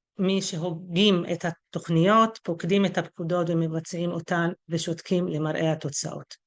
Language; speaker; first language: Hebrew; non-native, local second language; Arabic